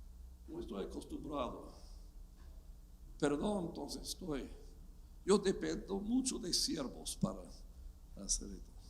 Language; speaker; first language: Spanish; non-native, fluent; English